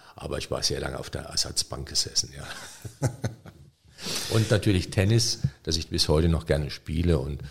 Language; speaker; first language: German; native; German